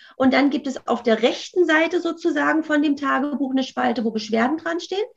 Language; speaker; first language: German; native; German